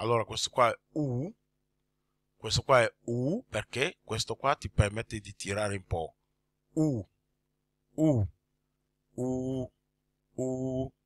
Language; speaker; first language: Italian; non-native, fluent; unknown